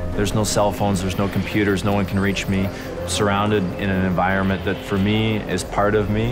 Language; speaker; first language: English; native; English